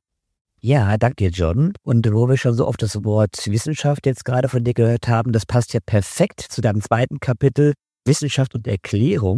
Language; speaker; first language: German; native; German